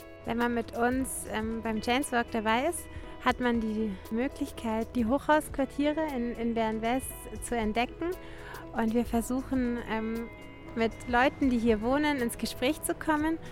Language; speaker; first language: German; native; German